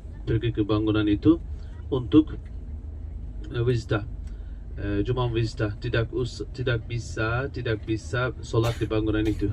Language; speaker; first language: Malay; non-native, learner; Turkish